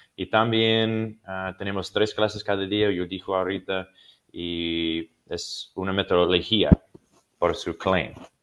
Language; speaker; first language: Spanish; non-native, learner; English